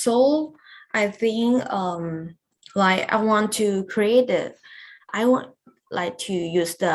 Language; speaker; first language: English; non-native, learner; Lao